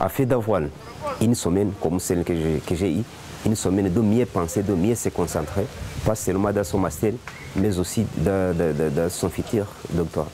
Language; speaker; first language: French; non-native, fluent; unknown